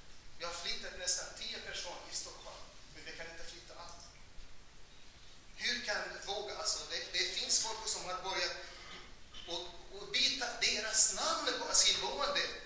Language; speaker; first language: Swedish; non-native, fluent; Arabic